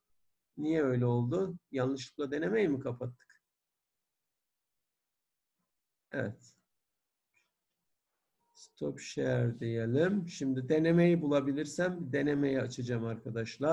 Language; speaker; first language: Turkish; native; Turkish